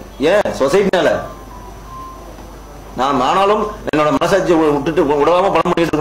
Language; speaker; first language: Tamil; native; Tamil